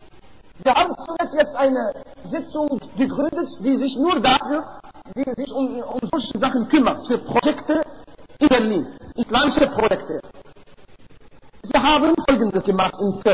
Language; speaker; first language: German; non-native, fluent; Arabic